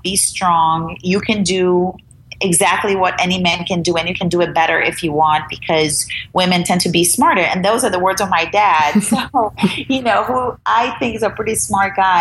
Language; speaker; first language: English; non-native, fluent; Portuguese